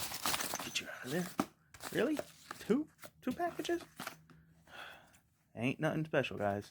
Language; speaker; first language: English; native; English